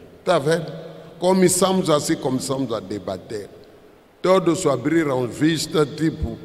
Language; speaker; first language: Portuguese; non-native, fluent; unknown